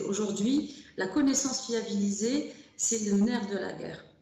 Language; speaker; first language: French; non-native, local second language; Arabic